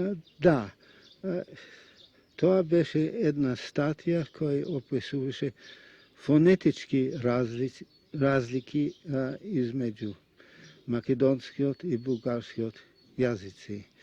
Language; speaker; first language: Macedonian; non-native, fluent; Russian